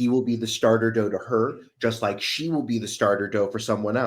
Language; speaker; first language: English; native; English